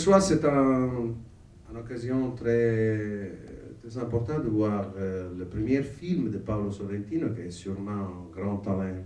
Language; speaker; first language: French; non-native, learner; Italian